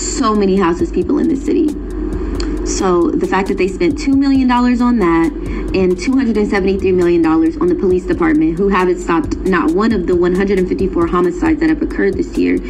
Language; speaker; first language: English; native; English